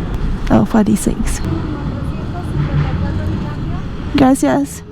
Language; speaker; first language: Spanish; non-native, learner; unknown